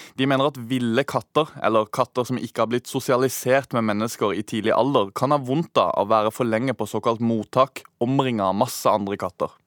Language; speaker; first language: Norwegian; native; Norwegian